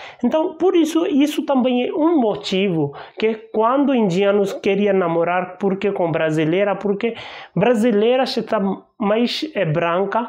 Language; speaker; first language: Portuguese; non-native, learner; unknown